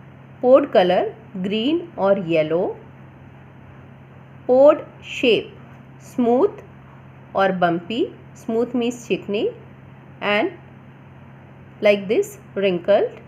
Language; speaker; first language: English; non-native, local second language; Gujarati